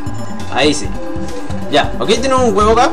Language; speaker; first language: Spanish; native; Spanish